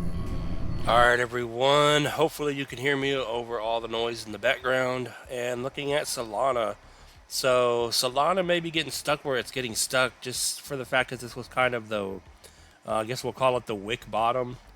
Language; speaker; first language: English; native; English